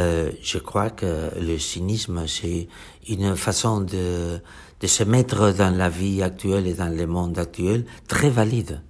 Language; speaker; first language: French; non-native, fluent; Catalan